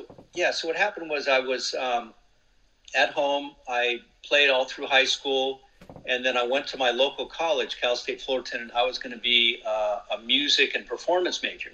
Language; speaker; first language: English; native; English